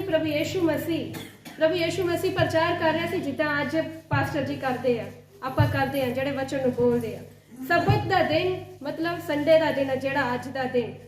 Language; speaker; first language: Hindi; non-native, local second language; Punjabi